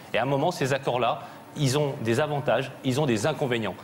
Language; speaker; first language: French; early bilingual, other home language; Korean